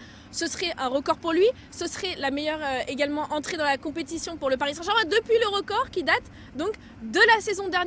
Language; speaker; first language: French; native; French